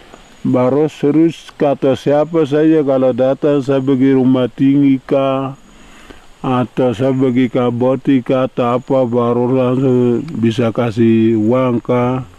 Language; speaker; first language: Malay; non-native, local second language; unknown